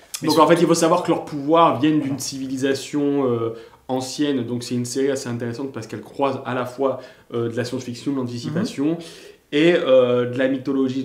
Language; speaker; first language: French; native; French